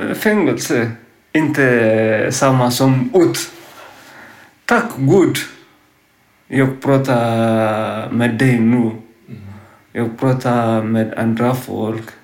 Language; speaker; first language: Swedish; non-native, learner; Tigrinya